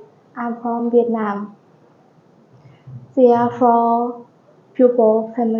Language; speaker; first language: English; non-native, learner; Vietnamese